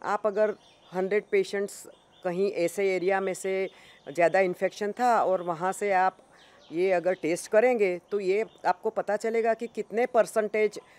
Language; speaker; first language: Hindi; non-native, local second language; Gujarati